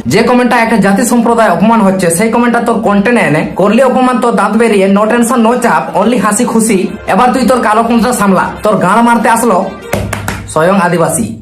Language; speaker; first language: Bangla; non-native, local second language; Santali